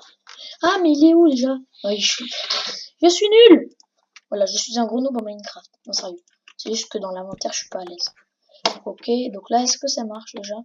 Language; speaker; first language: French; native; French